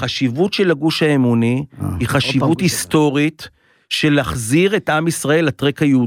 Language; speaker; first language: Hebrew; native; Hebrew